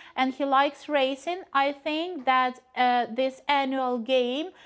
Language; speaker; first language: English; non-native, fluent; Ukrainian